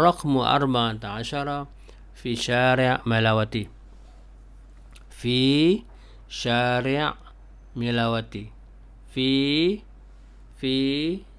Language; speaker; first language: Arabic; non-native, fluent; Malay